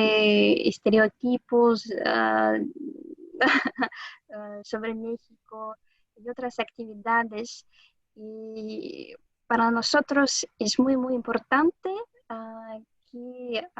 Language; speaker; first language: Spanish; non-native, fluent; Russian